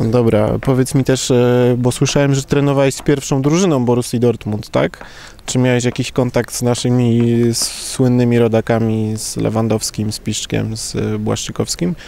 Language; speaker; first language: Polish; native; Polish